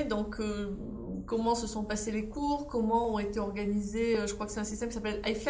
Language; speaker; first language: French; native; French